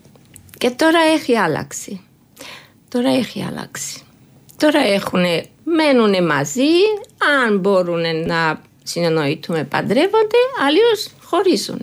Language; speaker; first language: Greek; non-native, learner; Georgian